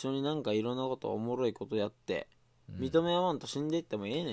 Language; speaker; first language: Japanese; native; Japanese